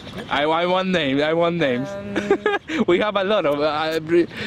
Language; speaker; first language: English; non-native, fluent; Spanish